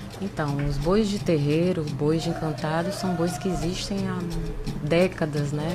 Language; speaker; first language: Portuguese; native; Portuguese